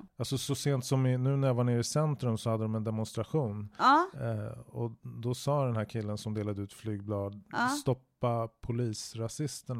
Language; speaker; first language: Swedish; native; Swedish